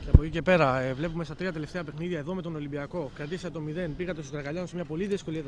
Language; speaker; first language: Greek; native; Greek